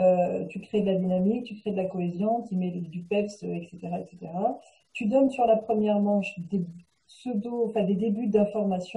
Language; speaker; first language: French; native; French